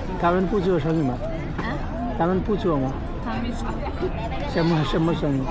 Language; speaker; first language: Chinese; non-native, fluent; Bangla